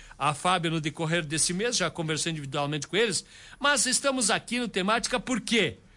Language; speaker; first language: Portuguese; native; Portuguese